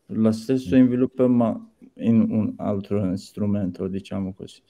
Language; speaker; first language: Italian; non-native, learner; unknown